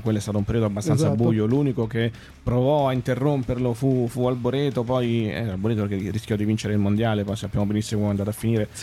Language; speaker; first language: Italian; native; Italian